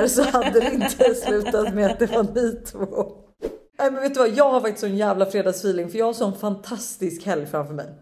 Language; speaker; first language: Swedish; native; Swedish